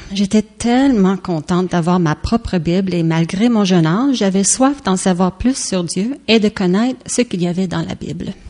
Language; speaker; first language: French; early bilingual, other home language; Estonian